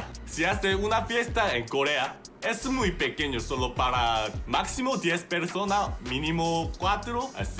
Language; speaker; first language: Spanish; non-native, learner; Korean